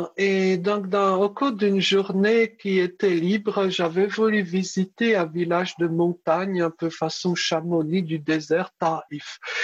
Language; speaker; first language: French; early bilingual, other home language; Czech